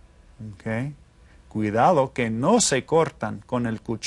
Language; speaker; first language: Spanish; non-native, fluent; English